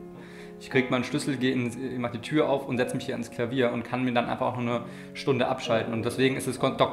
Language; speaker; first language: German; native; German